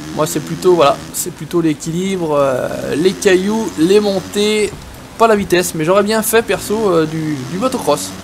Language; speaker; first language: French; native; French